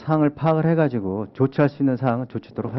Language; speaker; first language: Korean; native; Korean